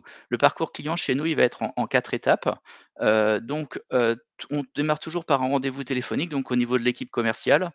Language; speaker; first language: French; native; French